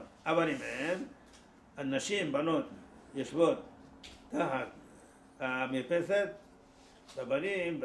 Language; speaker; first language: Hebrew; non-native, fluent; Persian